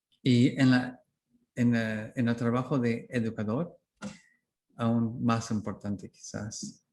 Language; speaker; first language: Spanish; non-native, learner; English